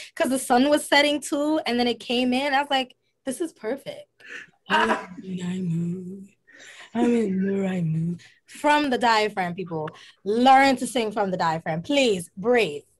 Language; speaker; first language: English; native; English